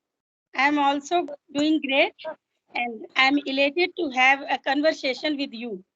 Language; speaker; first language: English; non-native, local second language; Hindi